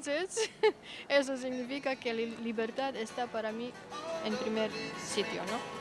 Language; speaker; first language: Spanish; non-native, fluent; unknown